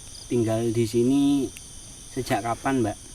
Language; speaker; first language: Indonesian; native; Indonesian